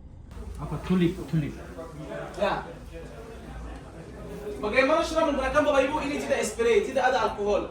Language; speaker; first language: Indonesian; non-native, learner; Arabic